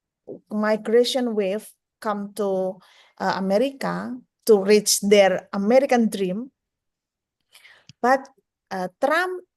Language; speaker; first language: English; non-native, fluent; Indonesian